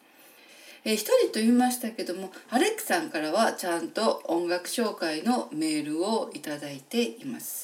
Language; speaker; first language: Japanese; native; Japanese